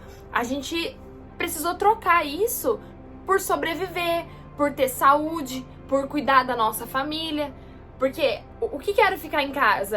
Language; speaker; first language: Portuguese; native; Portuguese